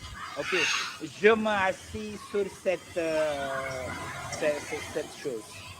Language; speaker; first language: French; non-native, learner; Hindi